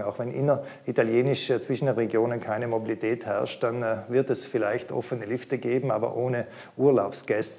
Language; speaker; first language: German; native; German